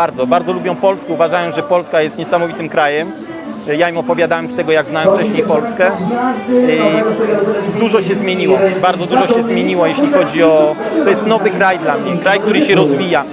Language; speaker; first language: Polish; early bilingual, heritage; Polish